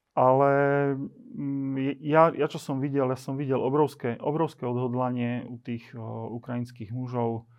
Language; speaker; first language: Slovak; native; Slovak